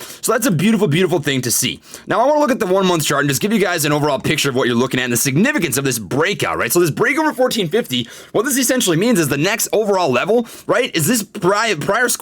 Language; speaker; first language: English; native; English